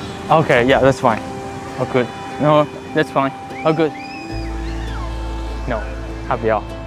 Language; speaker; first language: English; non-native, fluent; Chinese